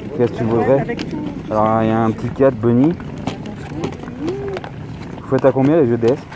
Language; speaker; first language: French; native; French